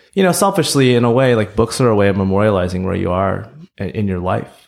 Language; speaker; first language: English; native; English